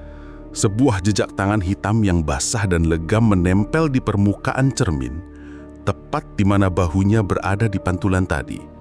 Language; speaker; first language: Indonesian; native; Indonesian